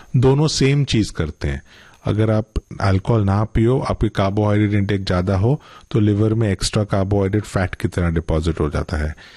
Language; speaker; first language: Hindi; non-native, local second language; Gujarati